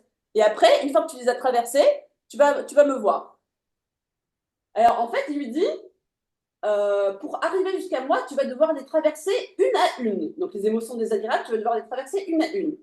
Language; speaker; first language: French; native; French